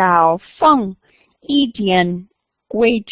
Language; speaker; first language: Chinese; non-native, learner; English